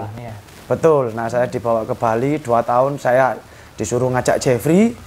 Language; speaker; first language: Indonesian; non-native, local second language; Javanese